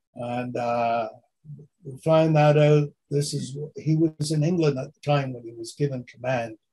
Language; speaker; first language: English; native; English